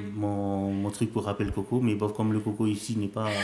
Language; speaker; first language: French; native; French